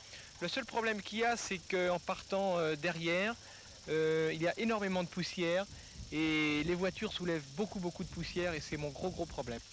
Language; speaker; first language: French; native; French